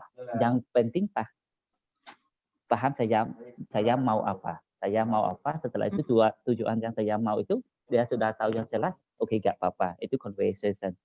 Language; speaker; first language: Indonesian; non-native, learner; Khmer